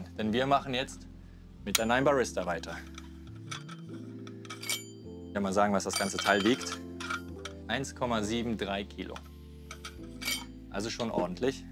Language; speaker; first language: German; native; German